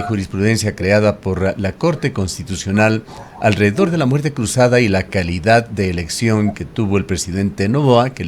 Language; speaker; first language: Spanish; native; Spanish